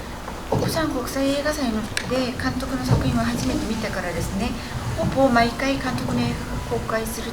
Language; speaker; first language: Japanese; non-native, fluent; Korean